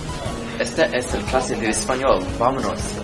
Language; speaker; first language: Spanish; non-native, learner; English